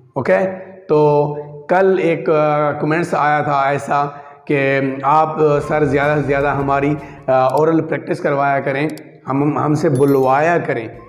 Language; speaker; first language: Urdu; native; Urdu